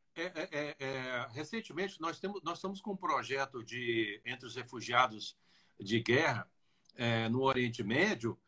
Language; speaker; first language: Portuguese; native; Portuguese